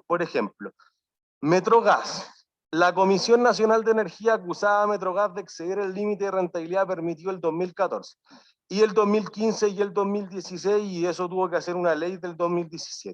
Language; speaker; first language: Spanish; native; Spanish